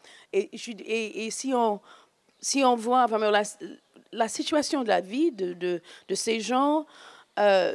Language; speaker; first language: French; non-native, fluent; English